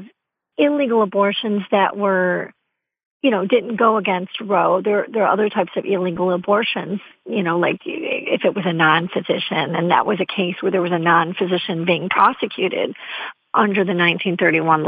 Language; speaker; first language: English; native; English